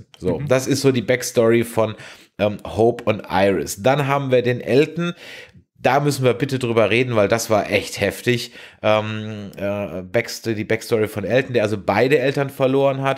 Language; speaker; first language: German; native; German